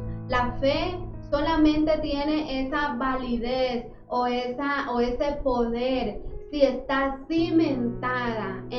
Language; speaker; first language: Spanish; native; Spanish